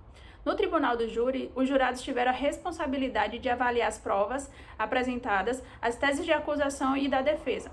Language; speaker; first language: Portuguese; native; Portuguese